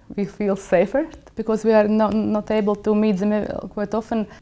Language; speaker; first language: English; non-native, fluent; Latvian